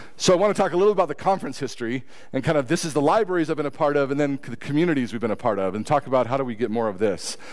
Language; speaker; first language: English; native; English